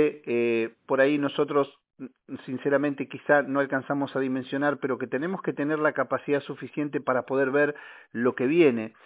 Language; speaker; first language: Spanish; native; Spanish